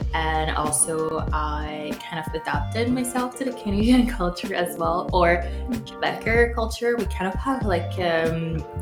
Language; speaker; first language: English; early bilingual, other home language; Haitian Creole